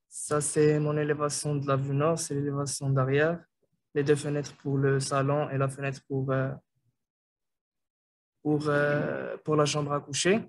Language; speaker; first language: French; non-native, local second language; Arabic